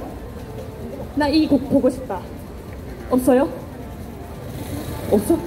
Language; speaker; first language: Korean; non-native, fluent; Japanese